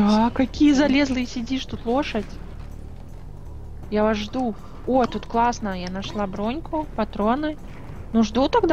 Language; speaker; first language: Russian; native; Russian